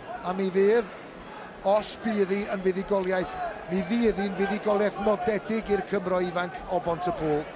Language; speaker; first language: Welsh; native; Welsh